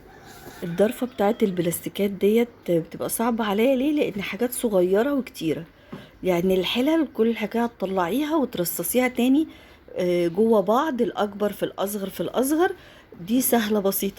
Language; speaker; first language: Arabic; native; Arabic